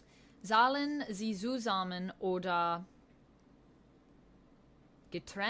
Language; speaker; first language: German; non-native, learner; English